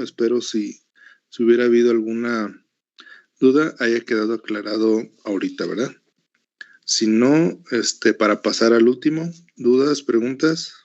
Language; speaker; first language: Spanish; native; Spanish